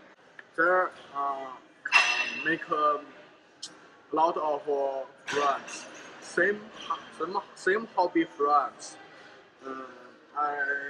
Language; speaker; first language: English; non-native, learner; Chinese